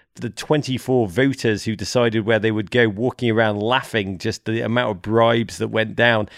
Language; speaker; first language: English; native; English